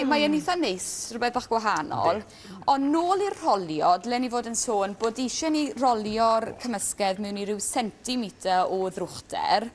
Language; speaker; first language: Welsh; native; Welsh